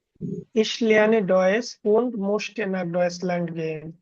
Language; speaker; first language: German; non-native, learner; Bangla